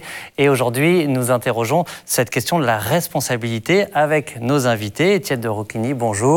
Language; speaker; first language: French; native; French